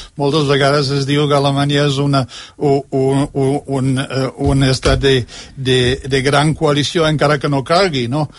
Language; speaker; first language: Catalan; non-native, fluent; German